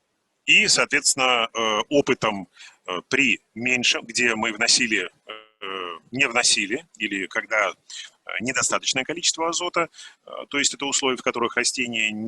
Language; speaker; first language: Russian; native; Russian